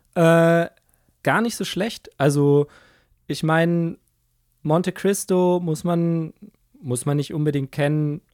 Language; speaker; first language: German; native; German